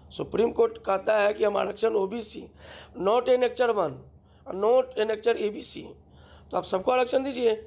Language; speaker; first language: Hindi; native; Hindi